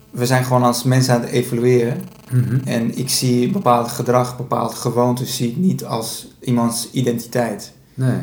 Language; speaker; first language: Dutch; early bilingual, other home language; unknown